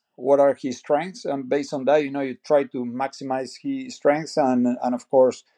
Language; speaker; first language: English; non-native, fluent; Spanish